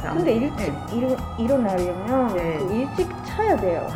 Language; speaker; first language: Korean; non-native, fluent; Japanese